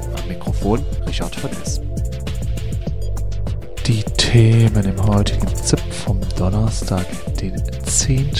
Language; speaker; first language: German; native; German